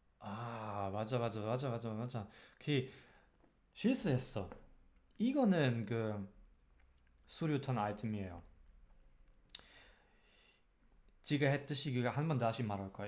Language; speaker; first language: Korean; non-native, learner; German